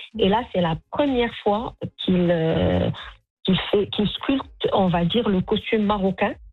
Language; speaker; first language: French; non-native, local second language; Arabic